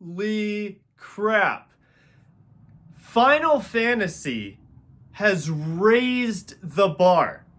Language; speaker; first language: English; native; English